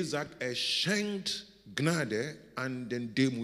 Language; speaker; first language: German; non-native, learner; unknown